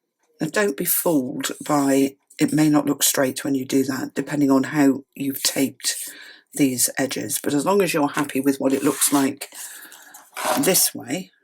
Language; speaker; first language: English; native; English